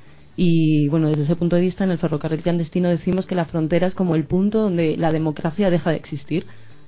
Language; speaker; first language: Spanish; native; Spanish